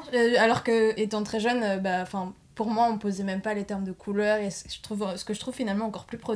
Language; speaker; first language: French; native; French